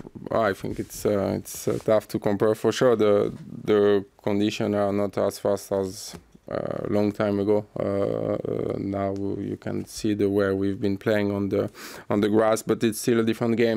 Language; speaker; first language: English; non-native, fluent; French